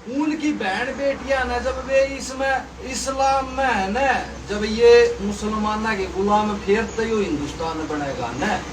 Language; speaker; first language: Hindi; native; Hindi